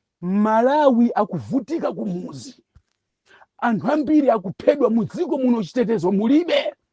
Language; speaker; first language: Nyanja; non-native, local second language; Tumbuka